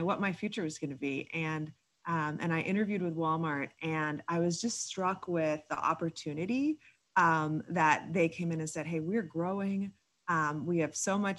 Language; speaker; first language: English; native; English